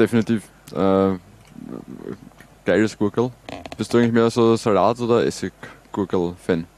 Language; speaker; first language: German; native; German